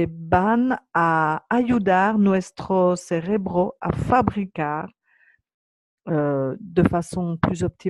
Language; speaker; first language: Spanish; non-native, learner; French